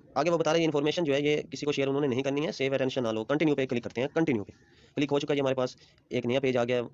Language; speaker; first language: Urdu; non-native, local second language; Punjabi